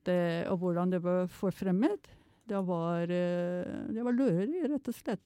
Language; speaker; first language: Norwegian; non-native, fluent; English